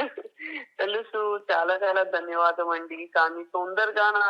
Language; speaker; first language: Telugu; non-native, learner; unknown